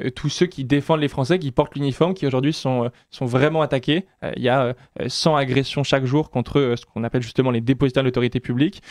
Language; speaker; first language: French; native; French